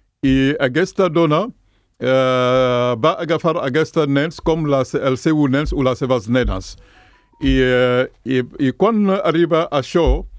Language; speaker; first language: Catalan; non-native, fluent; Mandingo